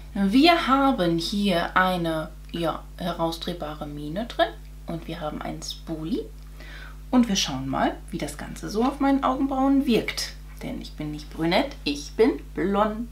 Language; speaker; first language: German; native; German